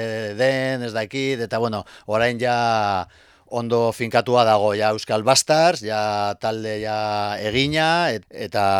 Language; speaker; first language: Basque; non-native, local second language; Spanish